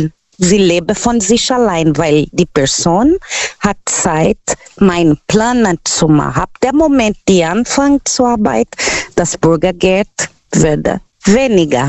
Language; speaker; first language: German; non-native, learner; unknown